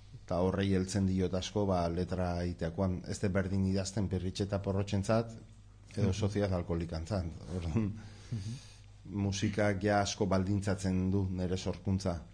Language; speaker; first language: Basque; non-native, local second language; Spanish